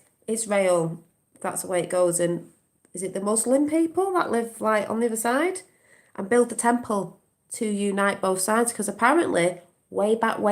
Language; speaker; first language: English; native; English